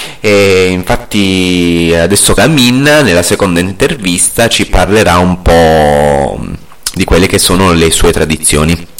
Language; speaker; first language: Italian; native; Italian